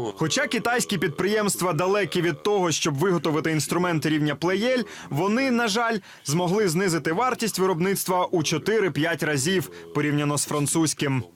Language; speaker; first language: Ukrainian; native; Ukrainian